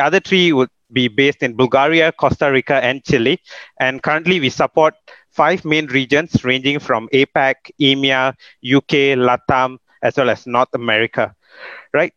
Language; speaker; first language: English; non-native, local second language; Malay